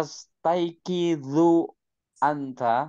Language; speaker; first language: Arabic; non-native, learner; Indonesian